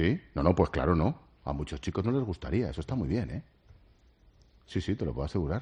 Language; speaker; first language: Spanish; native; Spanish